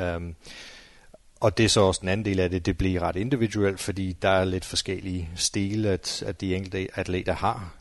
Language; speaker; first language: Danish; non-native, fluent; English